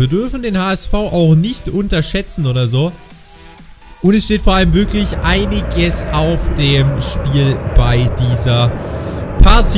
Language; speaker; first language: German; native; German